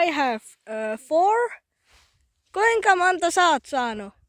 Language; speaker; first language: Finnish; non-native, fluent; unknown